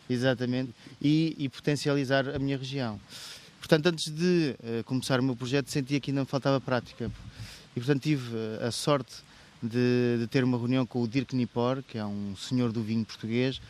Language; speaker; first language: Portuguese; native; Portuguese